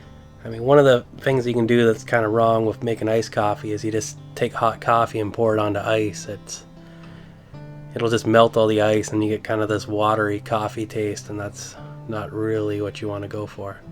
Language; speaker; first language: English; native; English